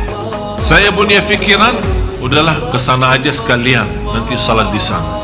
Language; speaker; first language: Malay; non-native, fluent; Arabic